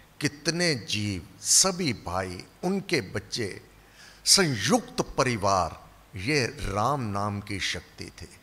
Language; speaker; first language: Hindi; native; Hindi